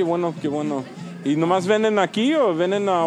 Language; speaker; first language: Spanish; early bilingual, heritage; Spanish